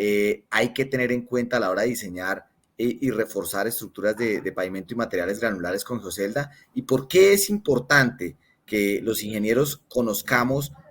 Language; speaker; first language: Spanish; native; Spanish